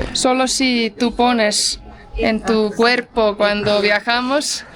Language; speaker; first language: Spanish; non-native, fluent; Portuguese